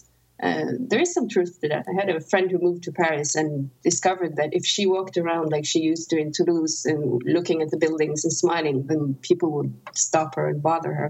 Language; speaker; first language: English; non-native, fluent; Norwegian